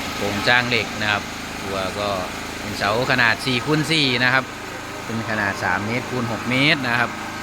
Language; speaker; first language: Thai; native; Thai